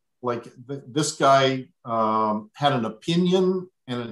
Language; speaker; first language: English; native; English